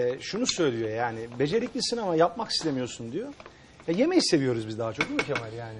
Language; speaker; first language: Turkish; early bilingual, heritage; Turkish